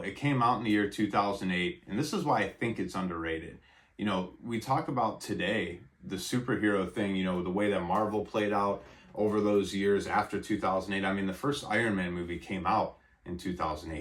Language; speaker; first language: English; native; English